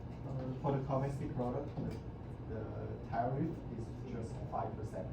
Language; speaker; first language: English; non-native, learner; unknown